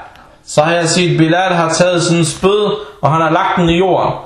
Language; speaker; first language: Danish; non-native, fluent; Arabic